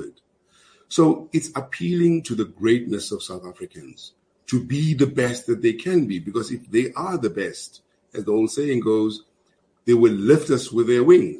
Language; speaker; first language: English; non-native, local second language; Zulu